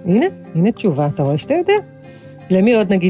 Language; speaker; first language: Hebrew; native; Hebrew